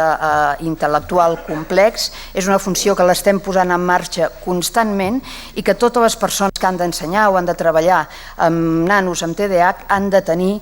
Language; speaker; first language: Catalan; native; Catalan